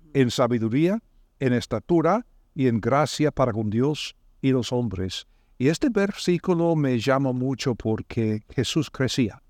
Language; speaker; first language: Spanish; non-native, fluent; English